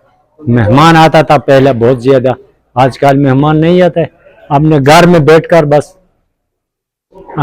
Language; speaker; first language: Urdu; non-native, local second language; Khowar